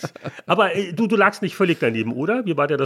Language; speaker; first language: German; native; German